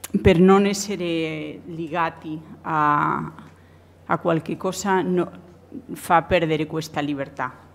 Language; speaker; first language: Italian; non-native, learner; Spanish